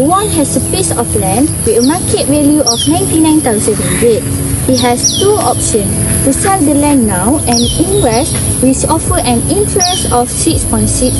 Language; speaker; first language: English; non-native, local second language; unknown